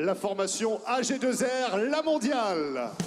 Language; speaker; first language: French; native; French